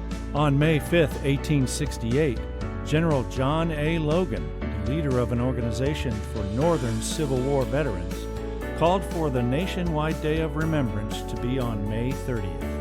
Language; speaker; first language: English; native; English